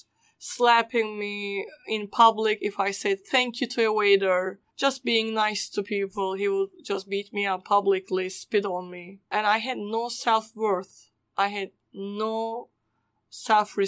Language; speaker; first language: English; non-native, fluent; Turkish